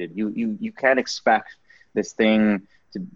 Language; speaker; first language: English; non-native, local second language; Urdu